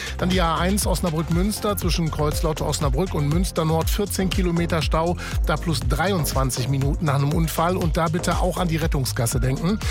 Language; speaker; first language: German; native; German